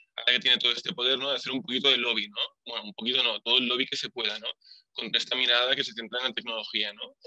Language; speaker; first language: Spanish; native; Spanish